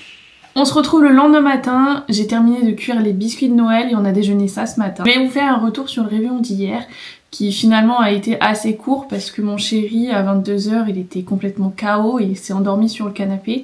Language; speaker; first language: French; native; French